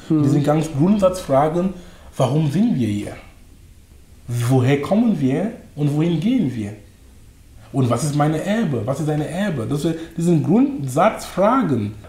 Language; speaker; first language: German; non-native, fluent; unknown